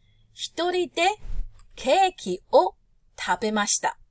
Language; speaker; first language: Japanese; non-native, fluent; English